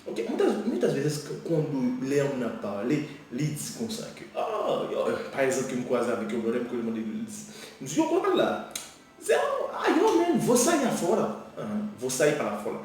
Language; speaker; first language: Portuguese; non-native, learner; Haitian Creole